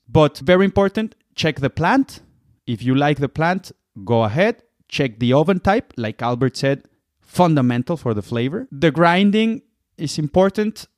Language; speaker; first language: English; non-native, fluent; Spanish